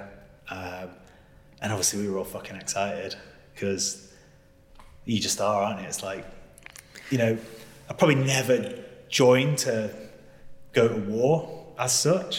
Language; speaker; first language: English; native; English